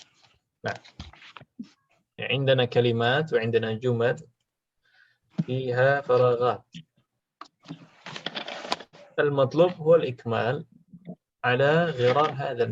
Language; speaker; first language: Arabic; non-native, fluent; Indonesian